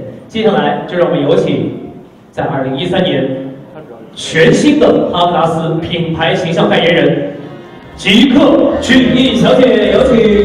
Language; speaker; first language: Chinese; native; Chinese